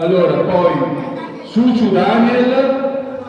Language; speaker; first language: Italian; native; Italian